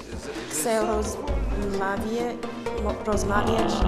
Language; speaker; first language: Polish; non-native, learner; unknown